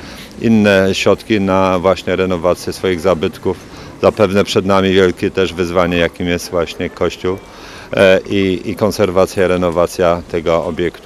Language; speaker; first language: Polish; native; Polish